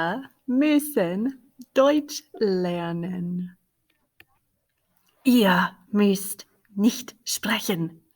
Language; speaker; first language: German; non-native, fluent; English